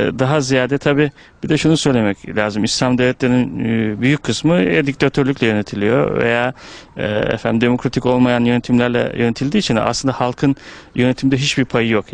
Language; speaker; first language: Turkish; native; Turkish